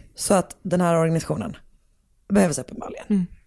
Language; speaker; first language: Swedish; native; Swedish